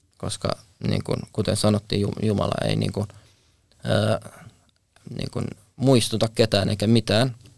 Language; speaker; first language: Finnish; native; Finnish